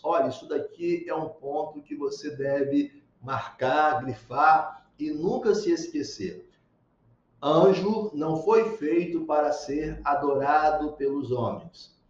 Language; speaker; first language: Portuguese; native; Portuguese